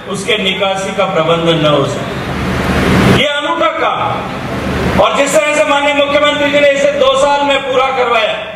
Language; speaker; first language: Hindi; native; Hindi